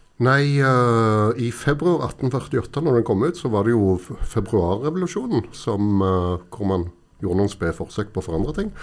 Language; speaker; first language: Norwegian; native; Norwegian